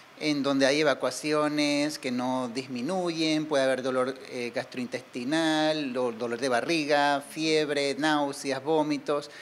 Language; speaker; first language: Spanish; native; Spanish